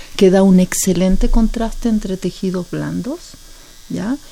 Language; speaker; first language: Spanish; native; Spanish